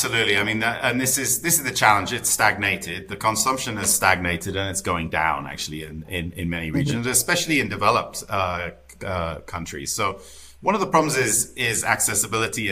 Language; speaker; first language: English; native; English